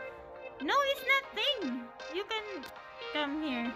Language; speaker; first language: English; non-native, learner; Filipino